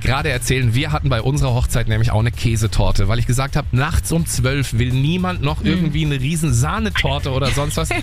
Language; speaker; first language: German; native; German